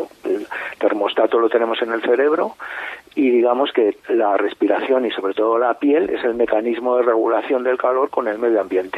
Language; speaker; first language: Spanish; native; Spanish